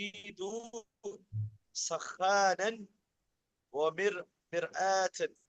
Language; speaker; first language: Arabic; non-native, learner; English